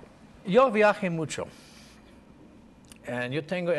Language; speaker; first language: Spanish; non-native, learner; English